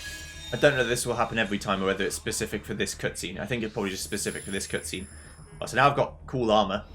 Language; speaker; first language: English; native; English